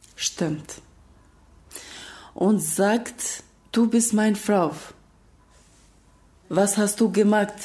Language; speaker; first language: German; non-native, learner; Albanian